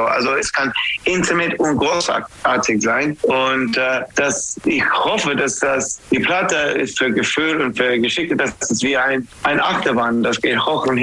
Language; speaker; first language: German; non-native, fluent; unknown